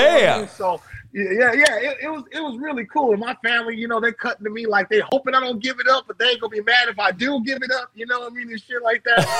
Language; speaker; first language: English; native; English